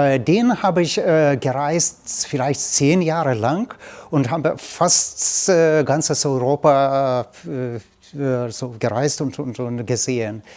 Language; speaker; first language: German; non-native, learner; Lithuanian